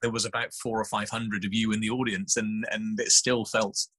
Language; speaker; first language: English; native; English